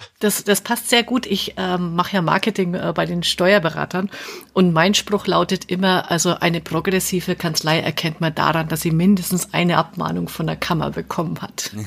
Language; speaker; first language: German; native; German